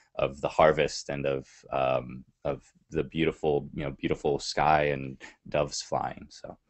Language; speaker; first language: English; native; English